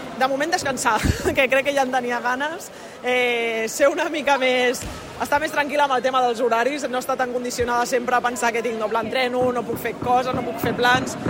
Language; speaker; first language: Catalan; early bilingual, other home language; Spanish